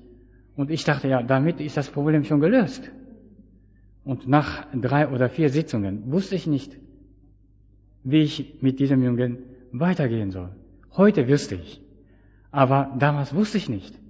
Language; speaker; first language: German; non-native, fluent; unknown